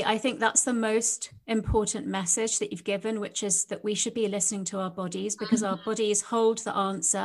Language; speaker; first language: English; native; English